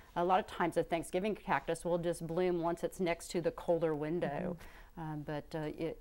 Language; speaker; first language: English; native; English